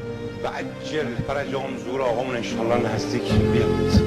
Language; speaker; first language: Persian; native; Persian